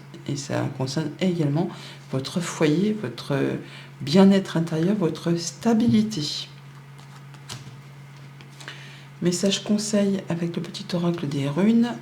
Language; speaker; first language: French; native; French